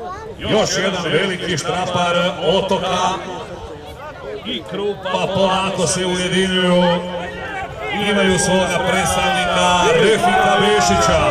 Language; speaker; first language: Serbian; native; Serbian